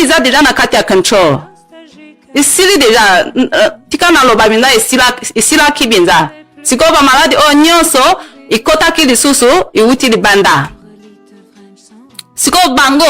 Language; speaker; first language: Lingala; non-native, fluent; Chinese